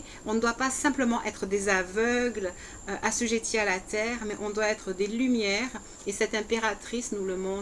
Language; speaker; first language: French; native; French